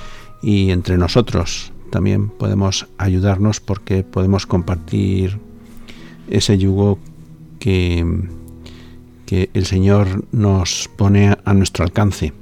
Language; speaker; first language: Spanish; native; Spanish